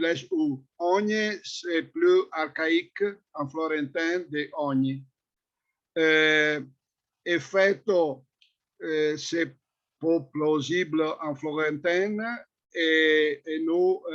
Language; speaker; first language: French; non-native, fluent; Italian